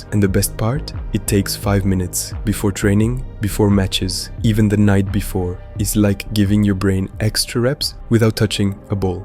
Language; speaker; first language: English; native; English